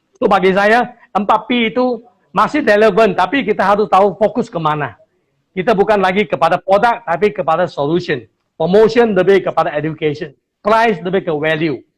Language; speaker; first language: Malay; non-native, local second language; Chinese